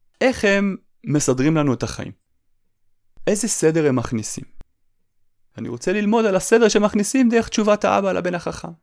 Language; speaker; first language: Hebrew; native; Hebrew